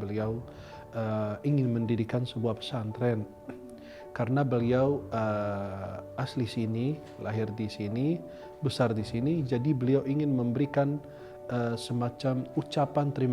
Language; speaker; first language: Indonesian; non-native, fluent; Arabic